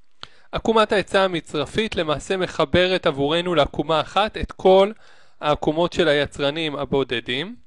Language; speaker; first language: Hebrew; native; Hebrew